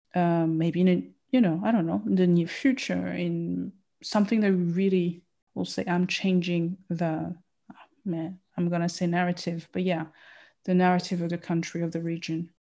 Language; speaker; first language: English; non-native, fluent; Rundi